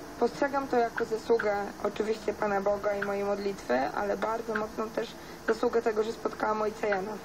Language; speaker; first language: Polish; native; Polish